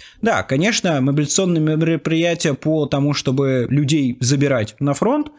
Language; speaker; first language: Russian; native; Russian